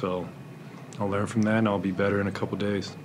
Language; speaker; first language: English; native; English